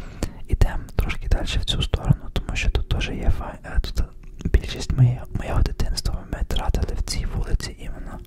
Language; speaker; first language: Ukrainian; early bilingual, heritage; Ukrainian